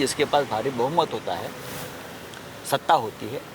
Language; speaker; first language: Hindi; non-native, local second language; Marathi